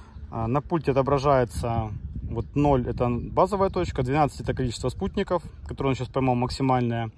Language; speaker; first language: Russian; native; Russian